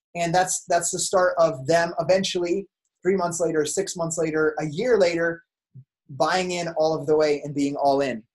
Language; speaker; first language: English; native; English